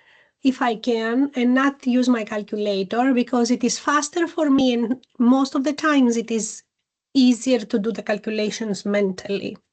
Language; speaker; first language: English; non-native, fluent; Greek